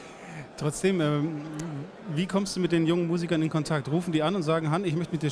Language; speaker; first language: German; native; German